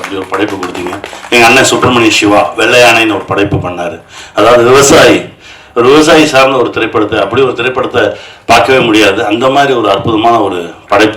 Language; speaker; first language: Tamil; native; Tamil